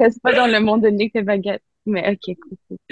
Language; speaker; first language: French; non-native, local second language; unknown